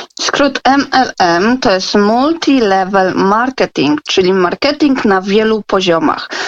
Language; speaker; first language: Polish; native; Polish